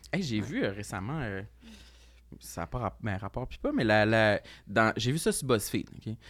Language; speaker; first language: French; native; French